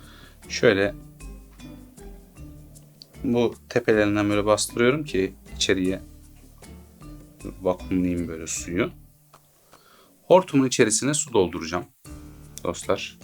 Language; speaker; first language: Turkish; native; Turkish